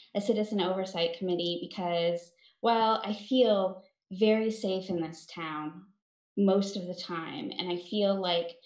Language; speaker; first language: English; native; English